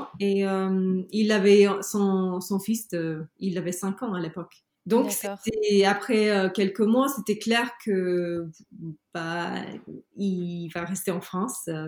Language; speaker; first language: French; non-native, learner; English